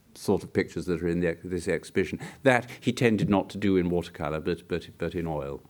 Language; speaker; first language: English; native; English